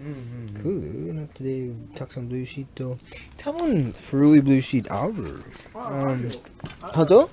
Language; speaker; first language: Japanese; non-native, learner; English